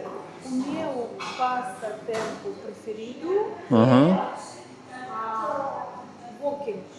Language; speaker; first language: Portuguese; non-native, learner; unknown